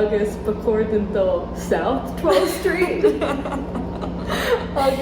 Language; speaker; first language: Irish; non-native, learner; English